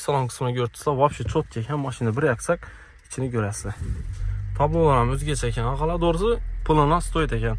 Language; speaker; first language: Uzbek; native; Uzbek